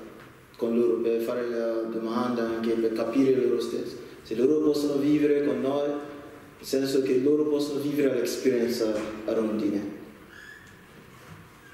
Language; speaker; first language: Italian; non-native, learner; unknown